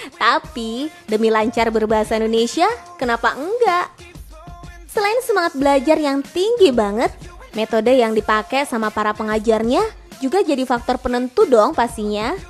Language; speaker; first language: Indonesian; native; Indonesian